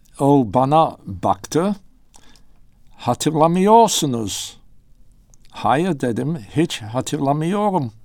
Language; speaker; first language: Turkish; non-native, learner; English